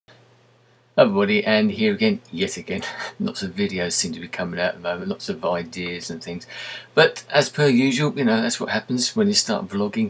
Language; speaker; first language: English; native; English